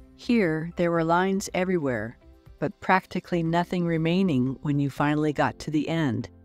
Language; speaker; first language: English; native; English